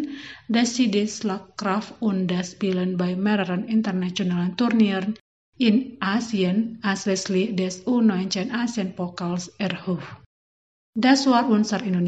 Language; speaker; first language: German; non-native, fluent; Indonesian